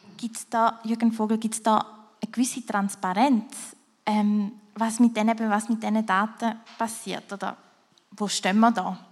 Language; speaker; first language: German; native; German